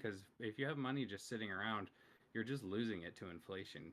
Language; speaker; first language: English; native; English